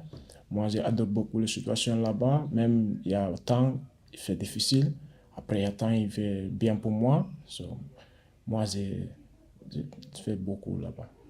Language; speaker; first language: French; non-native, learner; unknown